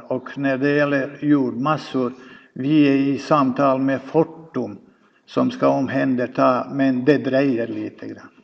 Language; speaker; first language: Swedish; non-native, fluent; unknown